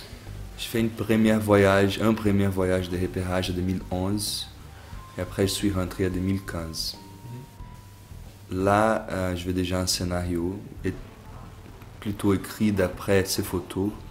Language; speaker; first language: French; non-native, fluent; Portuguese